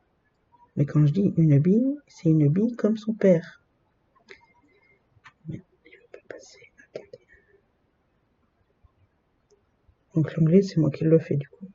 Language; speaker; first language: French; native; French